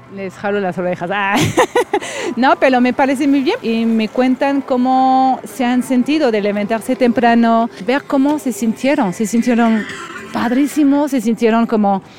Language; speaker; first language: Spanish; non-native, fluent; French